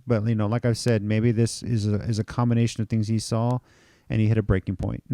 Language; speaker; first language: English; native; English